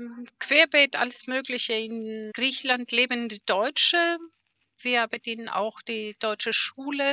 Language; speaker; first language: German; early bilingual, heritage; German